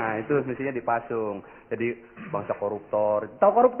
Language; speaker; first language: Indonesian; native; Indonesian